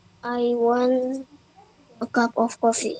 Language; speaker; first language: English; non-native, learner; Indonesian